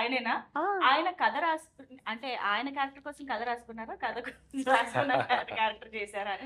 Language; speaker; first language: Telugu; native; Telugu